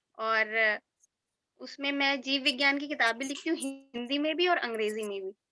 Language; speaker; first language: Hindi; native; Hindi